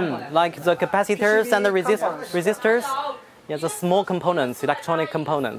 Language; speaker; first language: English; non-native, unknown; Chinese